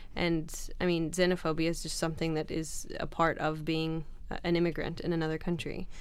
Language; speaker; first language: English; non-native, fluent; Arabic